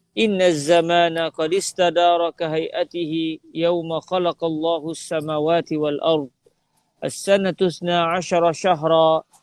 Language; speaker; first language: Arabic; non-native, fluent; Malay